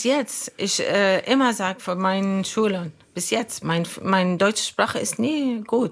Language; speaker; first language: German; non-native, learner; Arabic